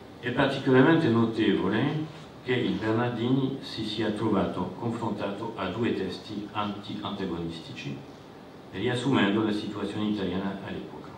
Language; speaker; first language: Italian; non-native, fluent; French